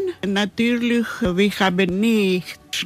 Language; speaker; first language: German; non-native, learner; Greek